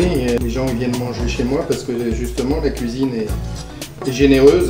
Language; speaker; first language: French; native; French